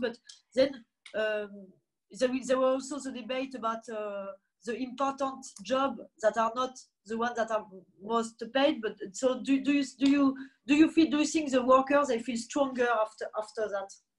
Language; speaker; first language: English; non-native, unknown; French